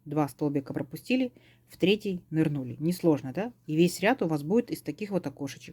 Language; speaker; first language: Russian; native; Russian